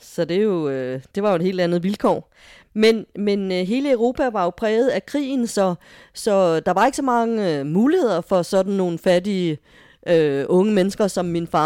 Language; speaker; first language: Danish; native; Danish